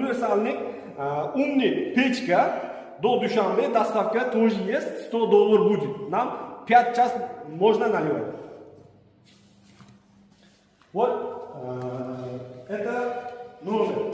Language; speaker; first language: Russian; non-native, learner; Uzbek